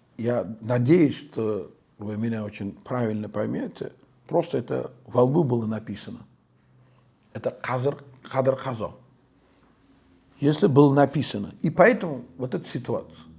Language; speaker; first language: Russian; non-native, local second language; Uzbek